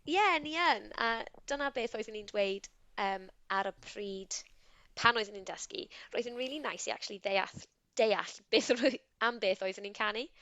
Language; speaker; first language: Welsh; non-native, local second language; English